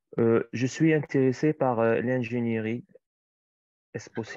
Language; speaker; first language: French; non-native, fluent; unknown